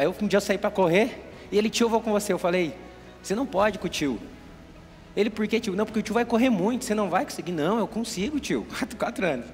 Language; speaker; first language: Portuguese; native; Portuguese